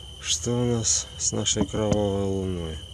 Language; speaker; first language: Russian; native; Russian